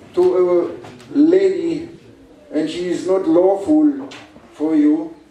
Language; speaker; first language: English; non-native, fluent; German